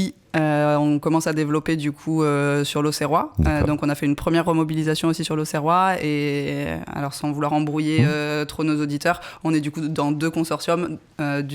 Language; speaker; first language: French; native; French